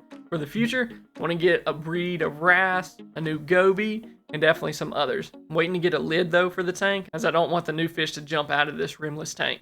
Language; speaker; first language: English; native; English